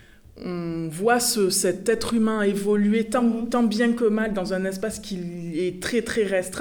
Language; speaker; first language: French; native; French